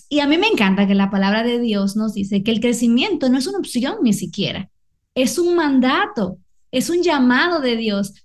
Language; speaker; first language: Spanish; native; Spanish